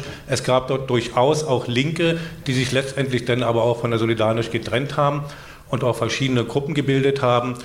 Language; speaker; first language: German; native; German